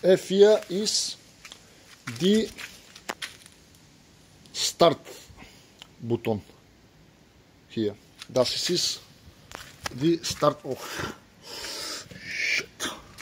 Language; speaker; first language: German; non-native, learner; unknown